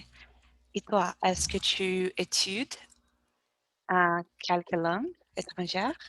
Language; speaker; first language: French; non-native, learner; Portuguese